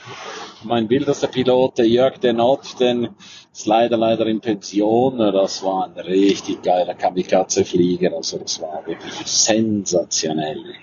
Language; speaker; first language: German; native; German